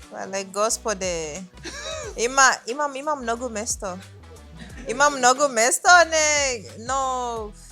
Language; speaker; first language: Macedonian; non-native, learner; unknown